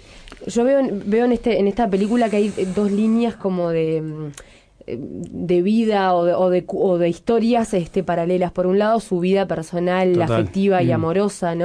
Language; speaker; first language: Spanish; native; Spanish